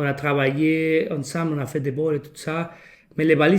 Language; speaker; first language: French; non-native, fluent; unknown